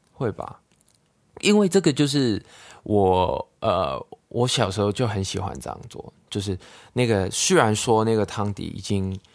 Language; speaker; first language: Chinese; non-native, local second language; Cantonese